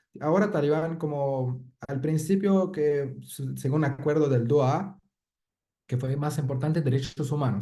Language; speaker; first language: Spanish; non-native, fluent; Persian